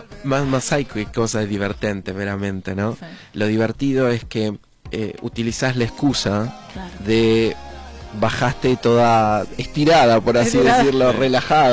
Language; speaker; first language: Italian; non-native, learner; Spanish